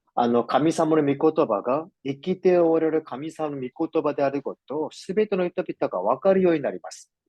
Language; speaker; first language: Japanese; non-native, fluent; Korean